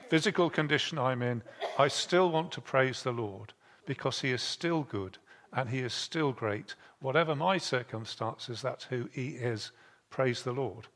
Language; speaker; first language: English; native; English